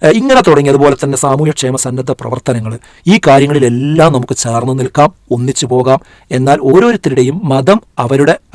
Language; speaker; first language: Malayalam; native; Malayalam